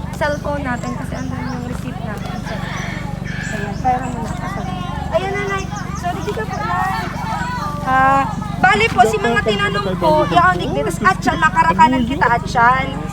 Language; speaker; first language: Filipino; non-native, local second language; Bikol